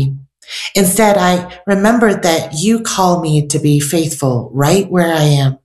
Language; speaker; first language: English; native; English